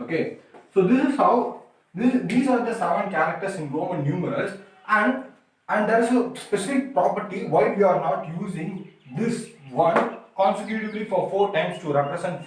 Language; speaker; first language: English; non-native, local second language; Tamil